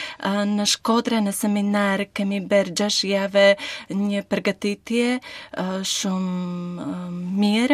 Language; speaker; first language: Albanian; non-native, learner; Slovak